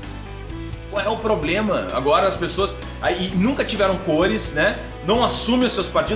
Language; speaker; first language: Portuguese; native; Portuguese